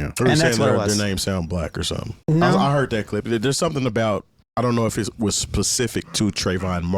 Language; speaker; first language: English; native; English